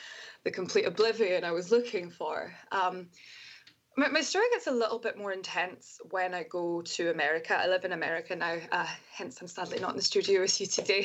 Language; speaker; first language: English; native; English